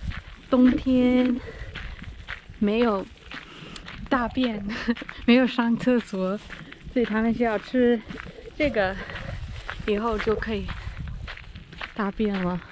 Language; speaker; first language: Chinese; non-native, fluent; English